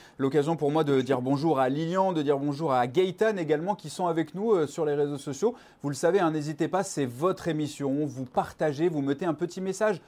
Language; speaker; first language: French; native; French